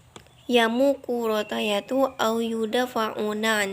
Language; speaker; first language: Arabic; non-native, learner; Indonesian